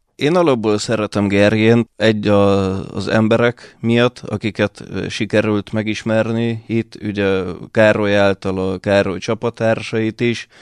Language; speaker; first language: Hungarian; early bilingual, other home language; Russian